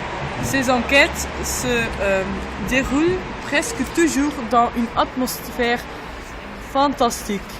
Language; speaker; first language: French; non-native, learner; Dutch